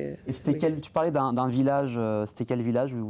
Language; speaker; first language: French; native; French